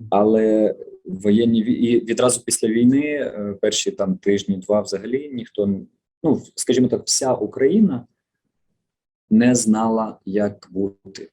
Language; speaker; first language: Ukrainian; native; Ukrainian